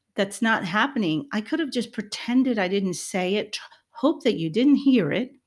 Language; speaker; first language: English; early bilingual, other home language; Spanish